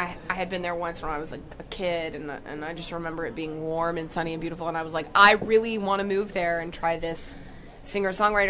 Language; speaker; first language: English; native; English